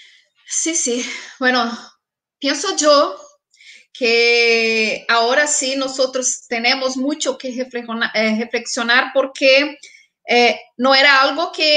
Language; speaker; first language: Spanish; non-native, fluent; Portuguese